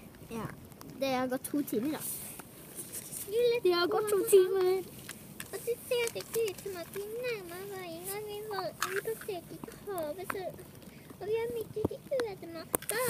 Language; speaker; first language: Norwegian; native; Norwegian